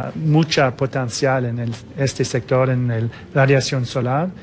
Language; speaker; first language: Spanish; non-native, fluent; French